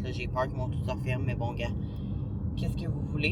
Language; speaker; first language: French; native; French